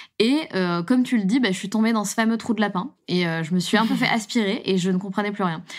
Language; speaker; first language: French; native; French